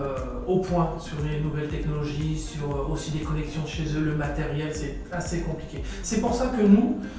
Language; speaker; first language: French; native; French